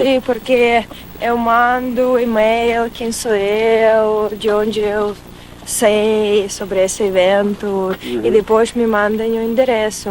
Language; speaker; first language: Portuguese; non-native, fluent; Russian